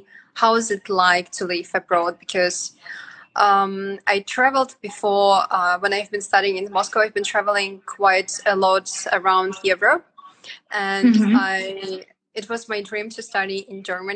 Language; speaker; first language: English; non-native, fluent; Yakut